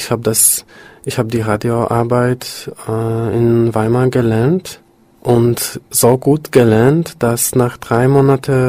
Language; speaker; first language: German; non-native, fluent; Polish